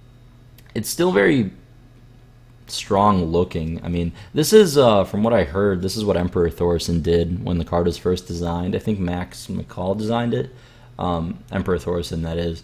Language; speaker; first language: English; native; English